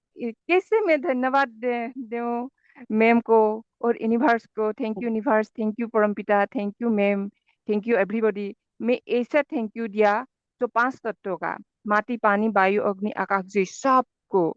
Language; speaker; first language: Hindi; non-native, local second language; Assamese